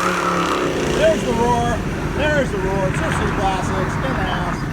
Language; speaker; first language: English; native; English